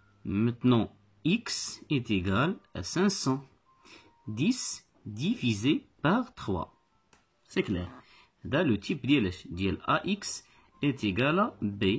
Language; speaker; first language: French; non-native, local second language; Arabic